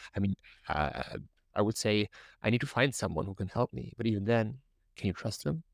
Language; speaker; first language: English; non-native, fluent; German